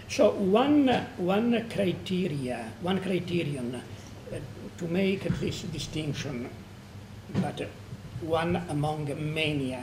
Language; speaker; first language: English; non-native, fluent; Italian